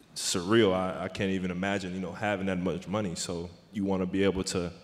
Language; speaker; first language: English; native; English